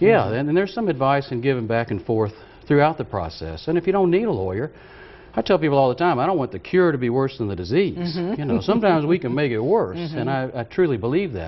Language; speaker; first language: English; native; English